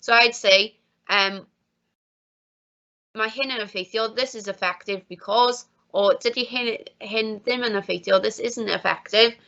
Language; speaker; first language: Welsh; non-native, fluent; English